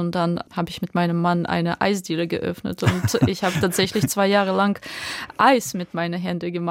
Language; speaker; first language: German; non-native, fluent; Russian